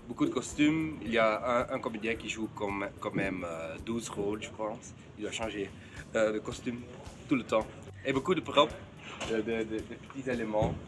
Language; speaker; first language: French; non-native, fluent; Dutch